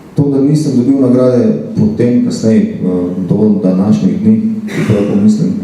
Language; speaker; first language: Slovenian; native; Slovenian